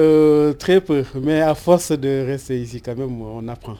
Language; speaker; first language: French; non-native, local second language; Fula